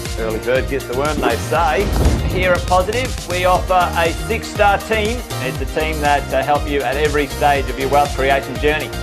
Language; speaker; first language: English; native; English